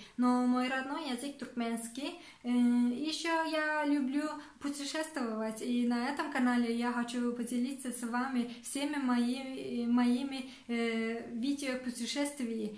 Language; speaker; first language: Russian; non-native, local second language; Turkmen